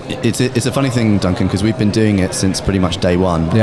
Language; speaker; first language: English; native; English